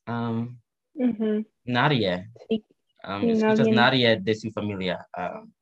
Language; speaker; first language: Spanish; non-native, learner; English